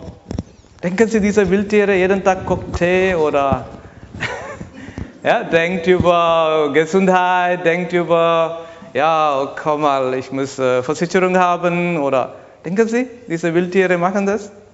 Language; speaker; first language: German; non-native, learner; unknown